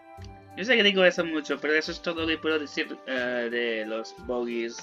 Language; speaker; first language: Spanish; non-native, learner; English